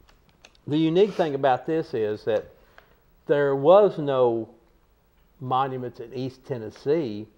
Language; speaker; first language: English; native; English